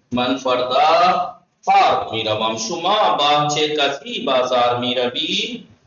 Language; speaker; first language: Persian; non-native, fluent; Urdu